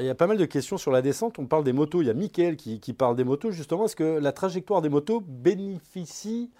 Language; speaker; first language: French; native; French